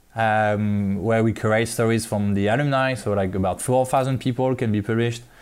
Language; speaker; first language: English; non-native, fluent; French